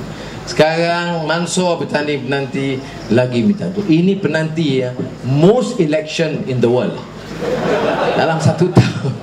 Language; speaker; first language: Malay; native; Malay